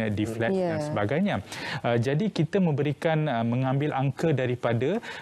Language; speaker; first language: Malay; native; Malay